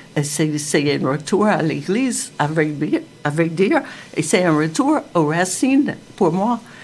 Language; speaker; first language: French; non-native, fluent; English